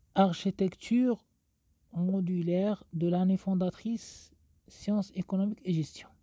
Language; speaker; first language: French; non-native, local second language; Arabic